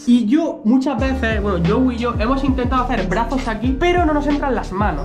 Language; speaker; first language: Spanish; native; Spanish